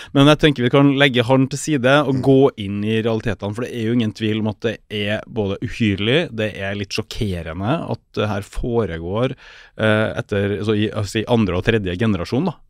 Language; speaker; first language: Norwegian; native; Norwegian